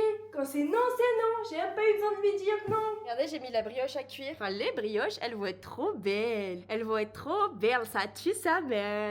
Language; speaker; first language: French; native; French